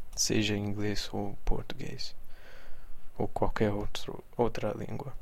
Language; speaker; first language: Portuguese; non-native, fluent; English